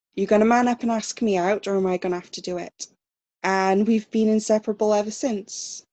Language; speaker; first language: English; native; English